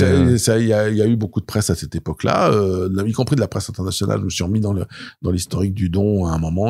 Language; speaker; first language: French; native; French